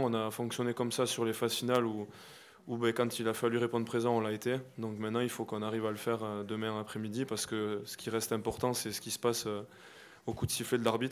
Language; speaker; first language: French; native; French